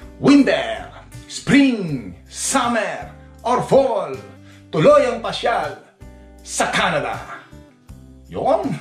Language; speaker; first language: Filipino; native; Filipino